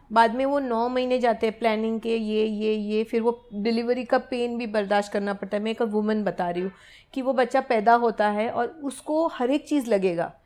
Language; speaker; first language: Hindi; non-native, local second language; Gujarati